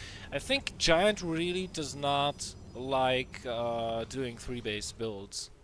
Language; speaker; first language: English; non-native, fluent; Dutch